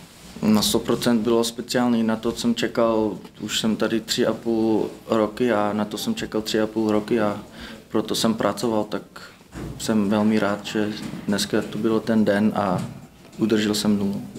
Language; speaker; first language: Czech; non-native, fluent; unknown